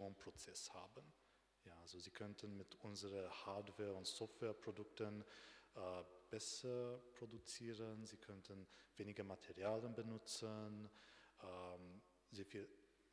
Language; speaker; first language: German; non-native, fluent; Romanian